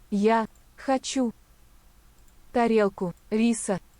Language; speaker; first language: Russian; non-native, learner; English